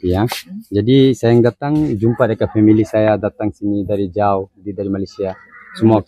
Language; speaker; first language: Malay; non-native, learner; Bangla